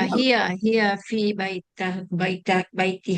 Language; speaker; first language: Arabic; non-native, learner; Malay